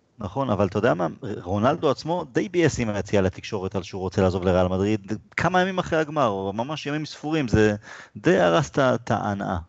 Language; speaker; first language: Hebrew; native; Hebrew